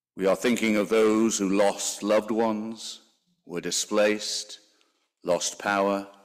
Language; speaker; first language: English; native; English